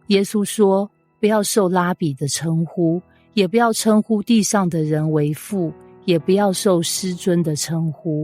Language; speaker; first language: Chinese; native; Chinese